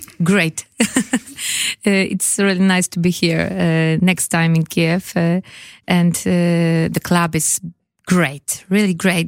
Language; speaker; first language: English; non-native, learner; Polish